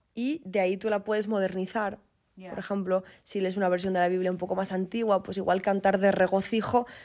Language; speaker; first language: Spanish; native; Spanish